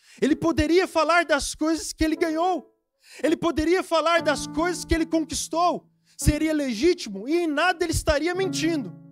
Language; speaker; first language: Portuguese; native; Portuguese